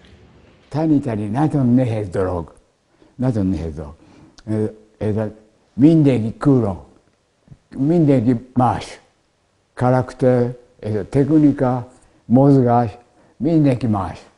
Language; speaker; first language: Hungarian; non-native, learner; Japanese